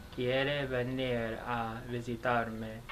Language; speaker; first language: Spanish; non-native, learner; English